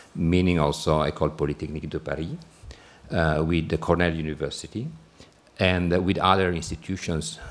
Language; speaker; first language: English; non-native, fluent; Italian